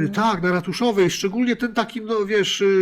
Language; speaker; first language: Polish; native; Polish